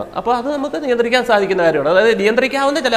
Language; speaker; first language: Malayalam; native; Malayalam